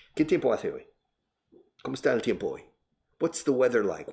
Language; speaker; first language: Spanish; non-native, fluent; English